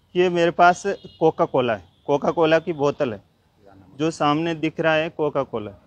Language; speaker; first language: Hindi; native; Hindi